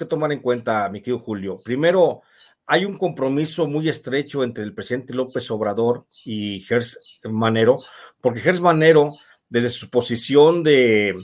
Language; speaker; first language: Spanish; native; Spanish